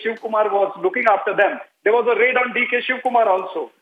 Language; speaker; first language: English; non-native, local second language; Hindi